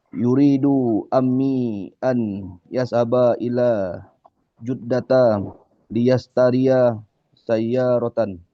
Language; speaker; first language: Arabic; non-native, learner; Indonesian